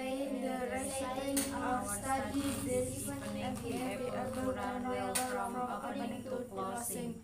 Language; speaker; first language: English; non-native, learner; Indonesian